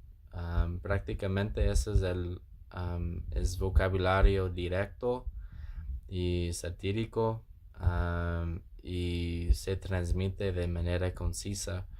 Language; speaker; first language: Spanish; non-native, learner; English